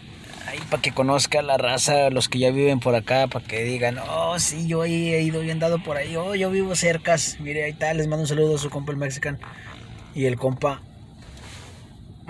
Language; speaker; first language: Spanish; native; Spanish